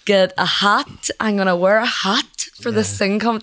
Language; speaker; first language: English; native; English